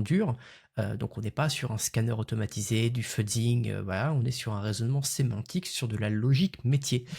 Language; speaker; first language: French; native; French